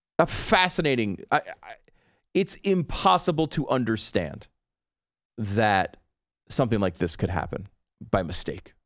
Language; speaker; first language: English; native; English